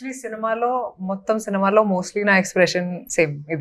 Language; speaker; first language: Telugu; non-native, fluent; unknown